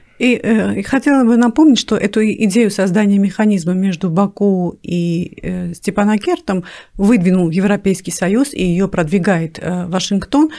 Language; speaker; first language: Russian; non-native, local second language; Armenian